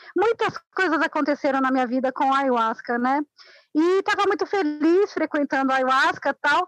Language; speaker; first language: Portuguese; non-native, fluent; Spanish